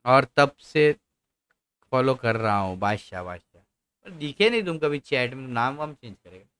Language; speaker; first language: Hindi; non-native, local second language; Marathi